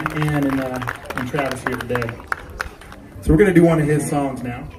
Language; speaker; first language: English; native; English